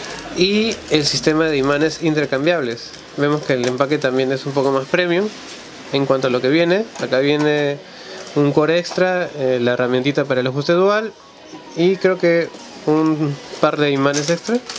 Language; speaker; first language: Spanish; native; Spanish